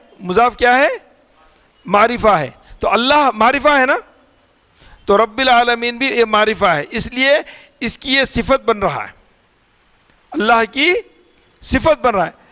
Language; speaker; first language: Urdu; native; Urdu